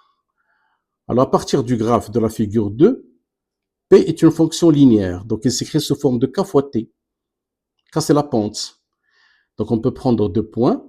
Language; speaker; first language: French; non-native, local second language; Arabic